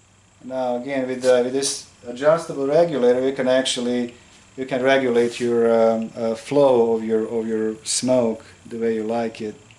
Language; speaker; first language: English; non-native, fluent; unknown